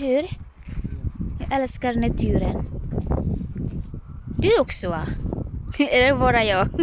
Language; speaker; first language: Swedish; non-native, learner; Filipino